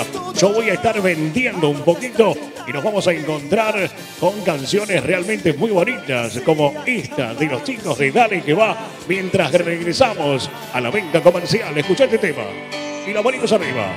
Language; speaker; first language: Spanish; native; Spanish